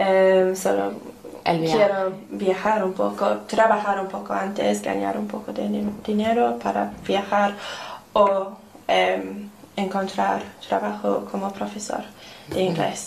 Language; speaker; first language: Spanish; non-native, learner; English